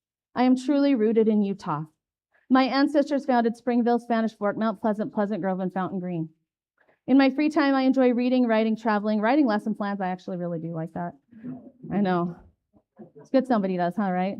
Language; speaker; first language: English; native; English